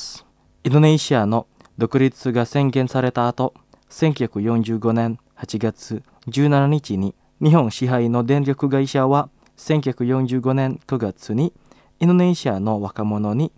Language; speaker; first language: Japanese; non-native, fluent; Indonesian